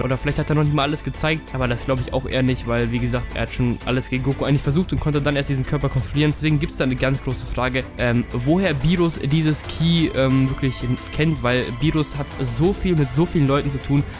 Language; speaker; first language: German; native; German